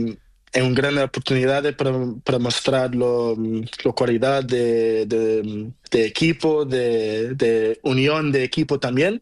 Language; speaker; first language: Spanish; non-native, learner; Portuguese